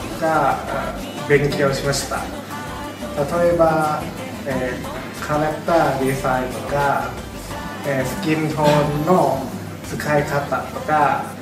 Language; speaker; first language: Japanese; non-native, learner; Thai